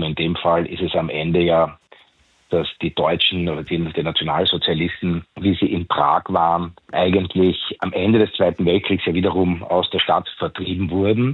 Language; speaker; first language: German; native; German